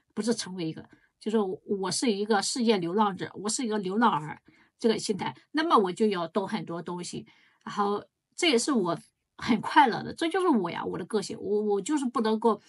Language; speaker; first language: Chinese; native; Chinese